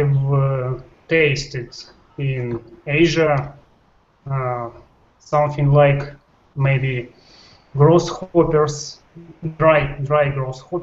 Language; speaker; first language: English; non-native, learner; Russian